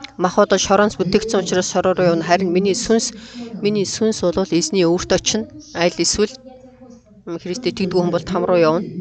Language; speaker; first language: Mongolian; non-native, fluent; Korean